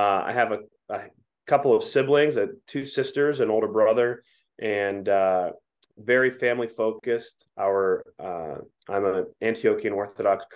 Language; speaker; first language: English; native; English